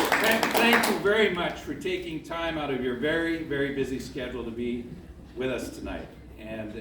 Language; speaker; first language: English; non-native, local second language; French